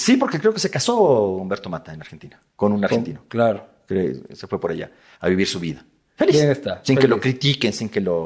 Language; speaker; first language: Spanish; native; Spanish